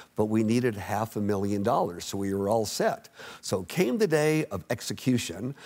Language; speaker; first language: English; native; English